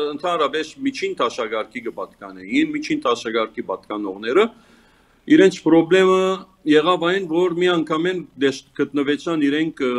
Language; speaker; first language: Armenian; early bilingual, heritage; Armenian